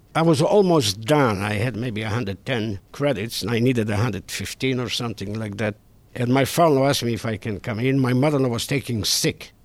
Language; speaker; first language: English; non-native, fluent; Hungarian